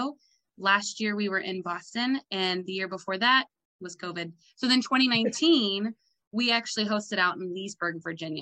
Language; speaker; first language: English; native; English